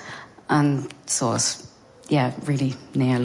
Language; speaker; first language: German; non-native, learner; English